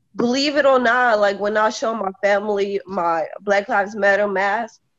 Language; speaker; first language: English; early bilingual, other home language; Polish